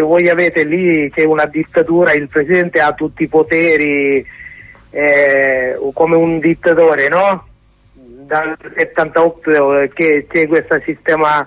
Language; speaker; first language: Italian; non-native, learner; Sinhala